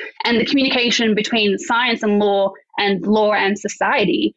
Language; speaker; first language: English; native; English